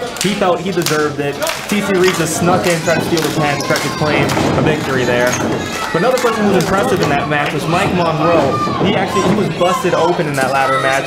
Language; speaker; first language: English; native; English